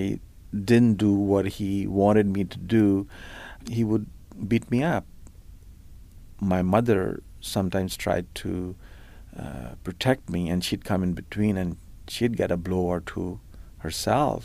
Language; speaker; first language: English; non-native, local second language; Punjabi